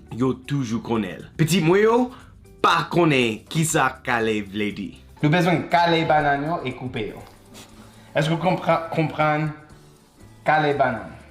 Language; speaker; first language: Haitian Creole; non-native, learner; English